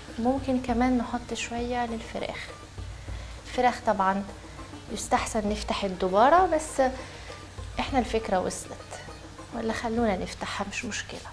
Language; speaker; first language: Arabic; native; Arabic